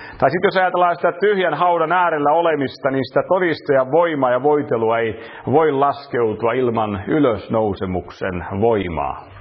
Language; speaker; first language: Finnish; native; Finnish